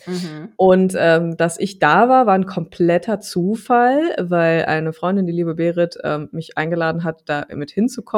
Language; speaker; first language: German; native; German